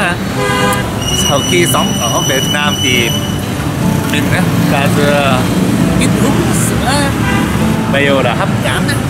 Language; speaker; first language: Vietnamese; non-native, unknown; Japanese